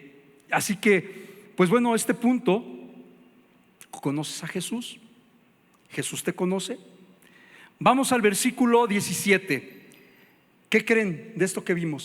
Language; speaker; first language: Spanish; native; Spanish